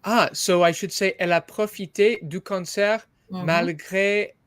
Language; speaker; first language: French; non-native, learner; English